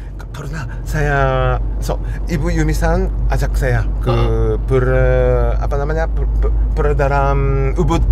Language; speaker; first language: Indonesian; non-native, fluent; Japanese